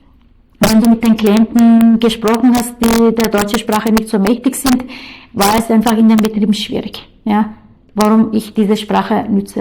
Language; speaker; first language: German; early bilingual, other home language; Turkish